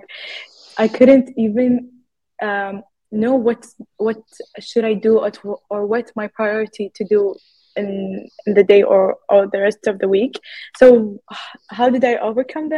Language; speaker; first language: English; non-native, fluent; Arabic